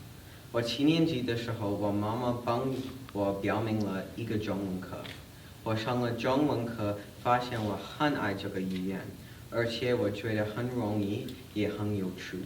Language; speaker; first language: Chinese; non-native, learner; English